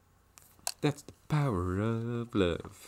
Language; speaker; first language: English; native; English